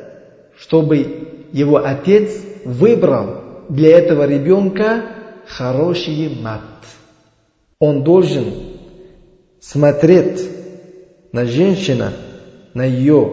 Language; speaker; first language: Russian; non-native, learner; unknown